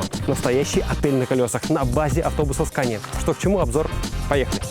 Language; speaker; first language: Russian; native; Russian